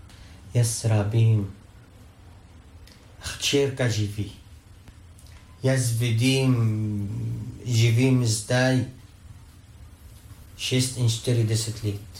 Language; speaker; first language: Slovenian; non-native, learner; Arabic